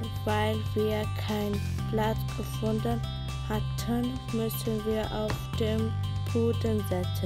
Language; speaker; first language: German; early bilingual, other home language; Arabic